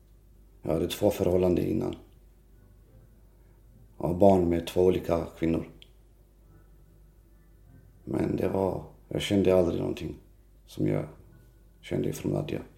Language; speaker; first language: Swedish; early bilingual, other home language; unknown